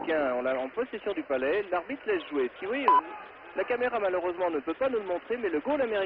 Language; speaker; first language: French; native; French